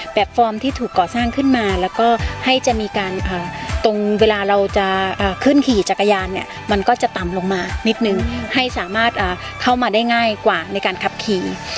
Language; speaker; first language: Thai; native; Thai